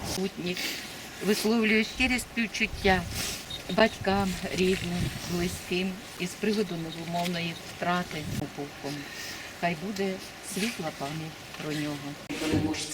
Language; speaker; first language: Ukrainian; native; Ukrainian